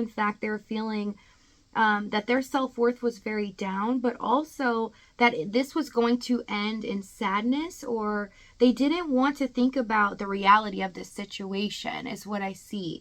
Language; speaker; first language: English; native; English